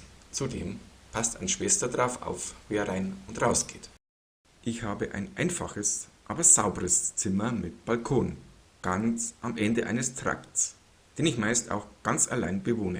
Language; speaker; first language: German; native; German